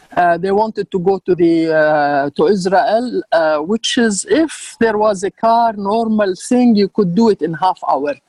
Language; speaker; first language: English; non-native, fluent; Arabic